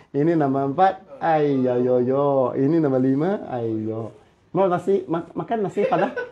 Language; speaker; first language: Malay; non-native, local second language; Chinese